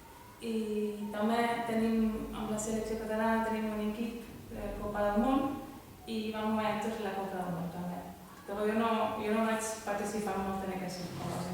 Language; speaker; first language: Catalan; non-native, fluent; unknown